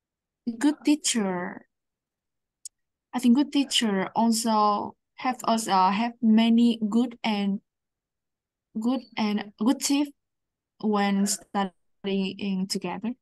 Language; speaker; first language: English; non-native, learner; Vietnamese